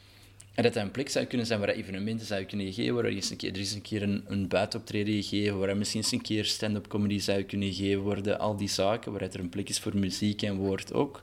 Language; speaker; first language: Dutch; native; Dutch